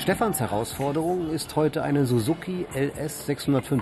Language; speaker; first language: German; native; German